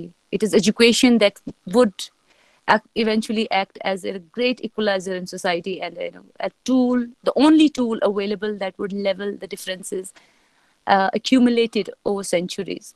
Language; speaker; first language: English; non-native, local second language; Kashmiri